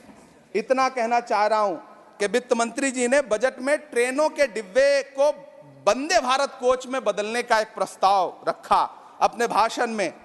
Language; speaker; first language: Hindi; native; Hindi